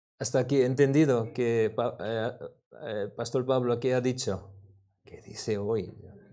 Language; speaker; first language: Spanish; non-native, learner; Korean